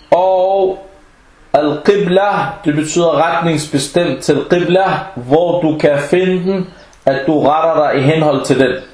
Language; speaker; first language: Danish; non-native, fluent; Arabic